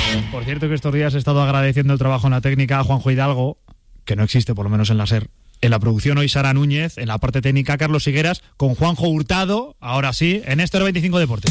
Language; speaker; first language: Spanish; native; Spanish